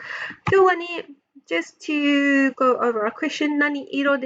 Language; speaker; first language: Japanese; non-native, fluent; English